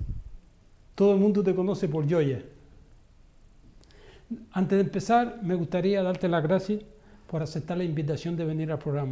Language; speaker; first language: Spanish; native; Spanish